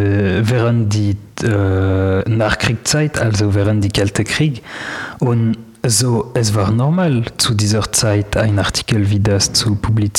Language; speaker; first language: German; non-native, learner; French